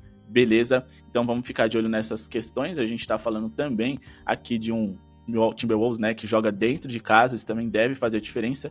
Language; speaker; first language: Portuguese; native; Portuguese